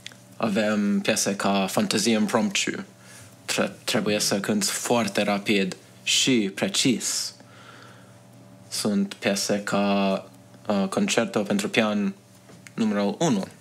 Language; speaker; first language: Romanian; early bilingual, heritage; Romanian